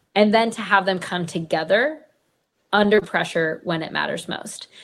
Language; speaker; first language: English; native; English